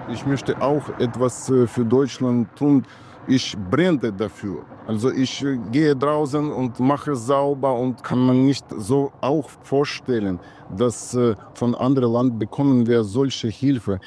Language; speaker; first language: German; non-native, learner; Russian